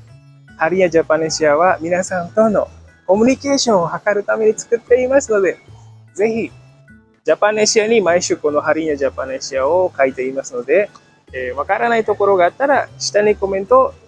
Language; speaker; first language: Japanese; non-native, fluent; Indonesian